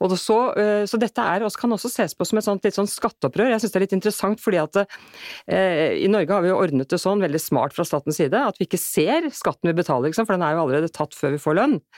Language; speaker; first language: Norwegian; native; Norwegian